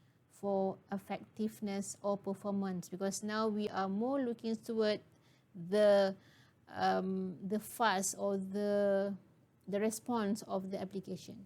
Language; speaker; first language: English; non-native, local second language; Malay